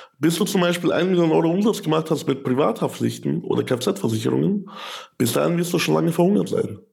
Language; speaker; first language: German; early bilingual, other home language; Russian